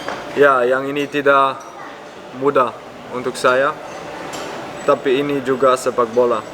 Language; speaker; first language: Indonesian; non-native, fluent; Dutch